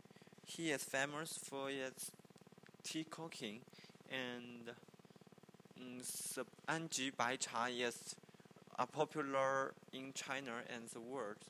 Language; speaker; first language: English; non-native, learner; Chinese